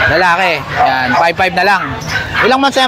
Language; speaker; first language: Filipino; native; Filipino